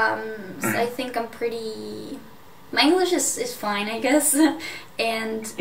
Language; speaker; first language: English; non-native, fluent; German